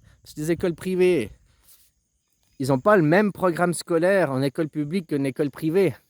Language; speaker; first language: French; native; French